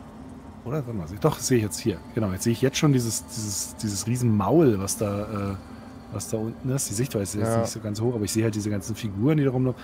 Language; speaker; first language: German; native; German